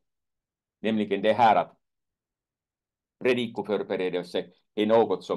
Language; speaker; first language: Swedish; non-native, fluent; Finnish